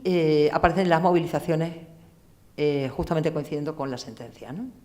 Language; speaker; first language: Spanish; native; Spanish